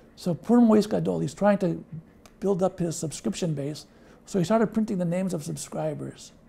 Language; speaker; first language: English; native; English